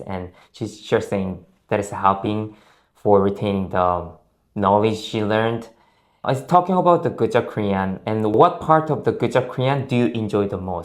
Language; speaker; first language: English; non-native, fluent; Korean